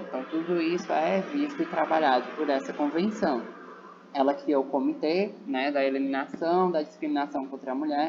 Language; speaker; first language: Portuguese; native; Portuguese